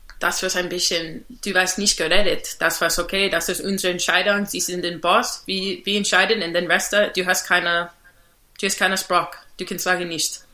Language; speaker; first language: German; non-native, learner; English